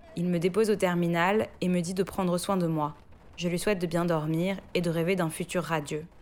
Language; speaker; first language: French; native; French